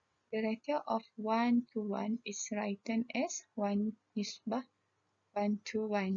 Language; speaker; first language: English; non-native, local second language; Malay